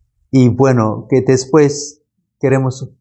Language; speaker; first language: Spanish; non-native, learner; Korean